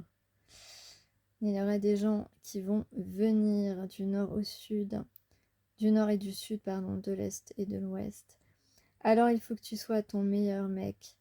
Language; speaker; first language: French; native; French